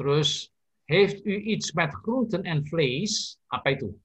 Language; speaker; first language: Dutch; non-native, learner; Indonesian